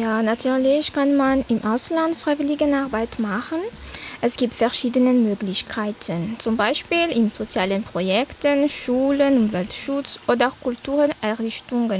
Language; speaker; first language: German; non-native, fluent; Malagasy